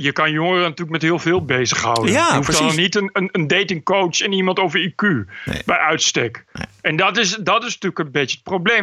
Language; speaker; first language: Dutch; native; Dutch